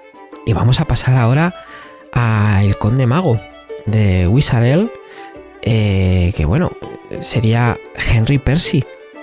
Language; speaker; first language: Spanish; native; Spanish